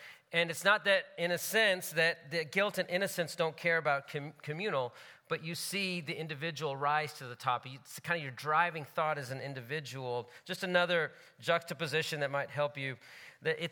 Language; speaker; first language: English; native; English